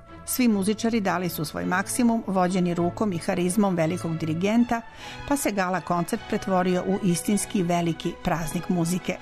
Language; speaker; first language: Serbian; native; Serbian